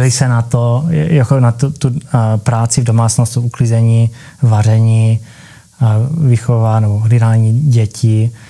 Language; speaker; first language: Czech; early bilingual, heritage; Czech